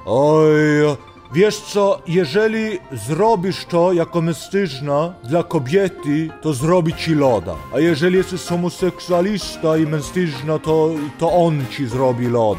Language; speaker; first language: Polish; early bilingual, heritage; Polish